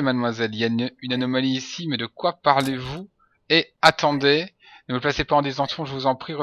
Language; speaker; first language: French; native; French